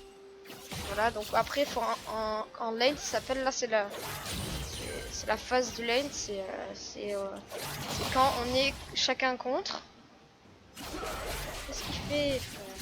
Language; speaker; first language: French; native; French